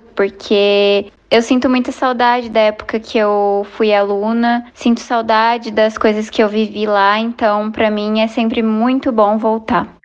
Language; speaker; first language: Portuguese; native; Portuguese